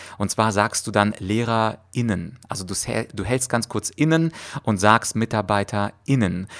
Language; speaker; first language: German; early bilingual, other home language; Russian